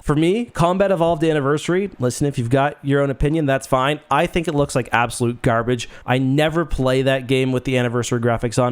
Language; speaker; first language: English; native; English